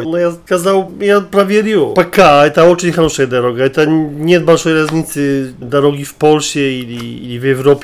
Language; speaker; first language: Russian; non-native, learner; Polish